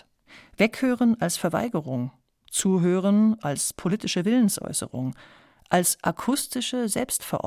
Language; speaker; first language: German; native; German